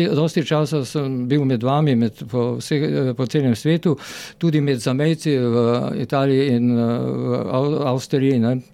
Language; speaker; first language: Slovenian; native; Slovenian